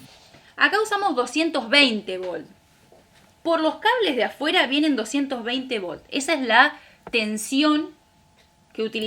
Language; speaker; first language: Spanish; native; Spanish